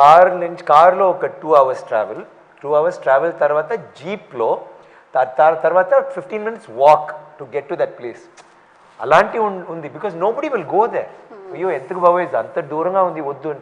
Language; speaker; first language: Telugu; non-native, fluent; Tamil